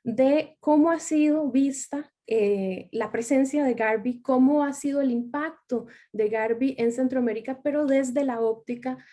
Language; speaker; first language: Spanish; native; Spanish